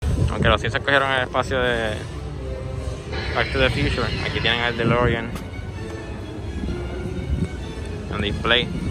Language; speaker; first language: Spanish; early bilingual, heritage; Spanish